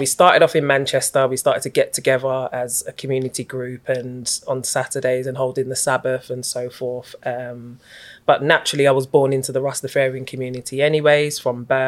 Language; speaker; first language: English; native; English